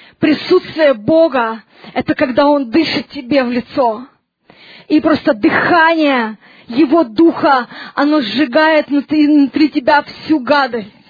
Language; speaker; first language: Russian; early bilingual, heritage; Russian